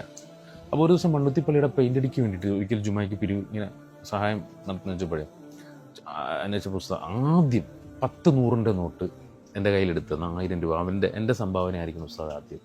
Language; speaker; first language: Malayalam; native; Malayalam